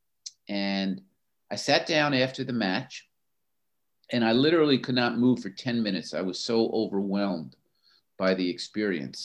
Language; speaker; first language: English; native; English